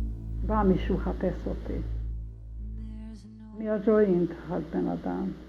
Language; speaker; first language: Hebrew; non-native, learner; Hungarian